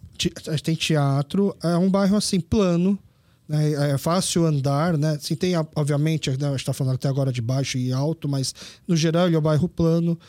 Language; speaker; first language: Portuguese; early bilingual, other home language; Korean